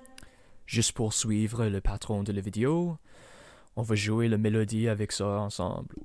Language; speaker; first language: French; non-native, local second language; English